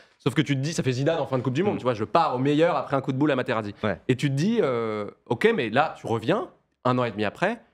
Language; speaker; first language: French; native; French